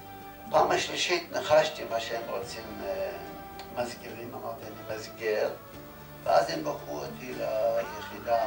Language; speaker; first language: Hebrew; non-native, fluent; Yiddish